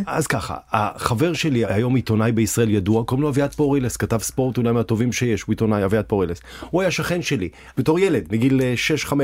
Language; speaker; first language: Hebrew; native; Hebrew